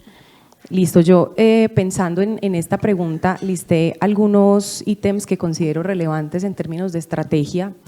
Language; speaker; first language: Spanish; native; Spanish